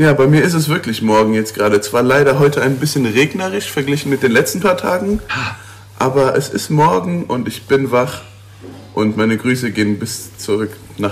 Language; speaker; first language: German; non-native, local second language; Luxembourgish